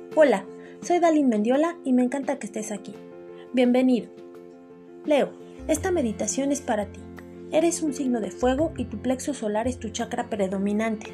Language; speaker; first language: Spanish; native; Spanish